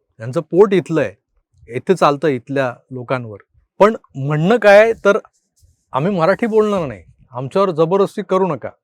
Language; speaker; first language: Marathi; native; Marathi